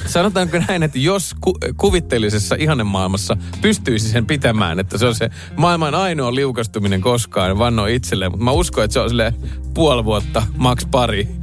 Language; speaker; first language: Finnish; native; Finnish